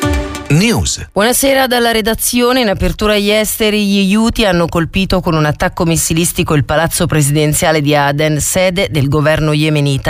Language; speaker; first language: Italian; native; Italian